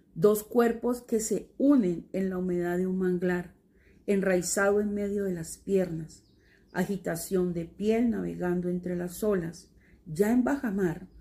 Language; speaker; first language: Spanish; native; Spanish